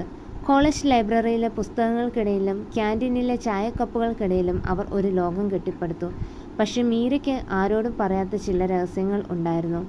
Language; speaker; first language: Malayalam; native; Malayalam